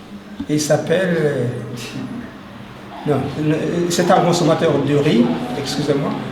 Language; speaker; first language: French; non-native, local second language; Rundi